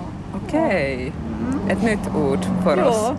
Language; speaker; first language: Swedish; non-native, fluent; Finnish